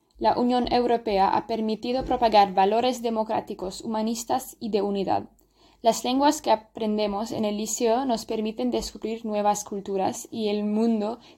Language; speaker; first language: Spanish; non-native, learner; German